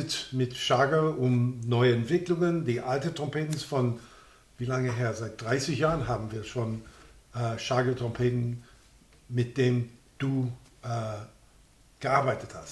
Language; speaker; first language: German; non-native, fluent; English